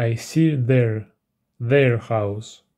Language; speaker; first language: English; non-native, learner; Russian